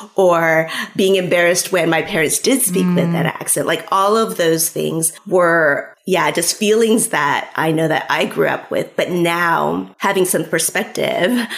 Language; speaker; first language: English; early bilingual, other home language; Cantonese